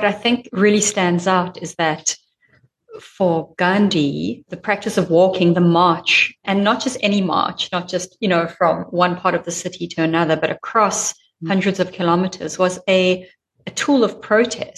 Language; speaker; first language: English; native; English